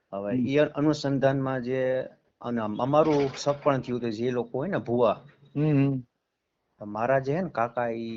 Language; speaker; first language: Gujarati; native; Gujarati